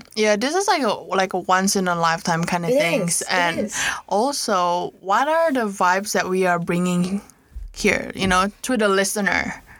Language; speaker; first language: English; non-native, fluent; Indonesian